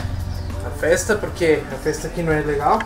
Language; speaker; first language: Spanish; non-native, learner; Portuguese